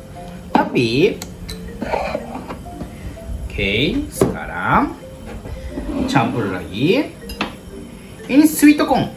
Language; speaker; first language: Indonesian; non-native, learner; Japanese